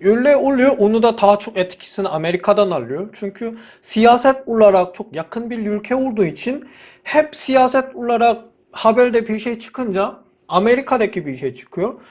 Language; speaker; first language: Turkish; non-native, fluent; Korean